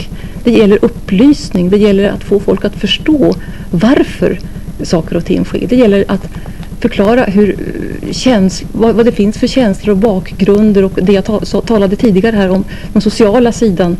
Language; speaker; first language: Swedish; native; Swedish